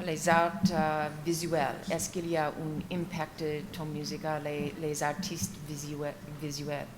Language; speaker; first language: French; non-native, fluent; English